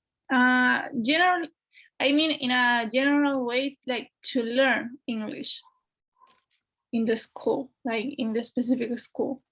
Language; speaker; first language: English; non-native, fluent; Spanish